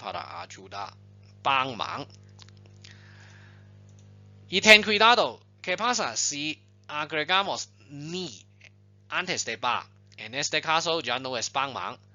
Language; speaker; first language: Spanish; non-native, fluent; Chinese